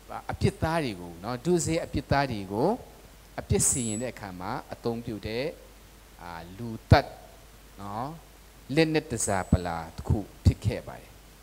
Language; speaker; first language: Burmese; non-native, local second language; Tedim Chin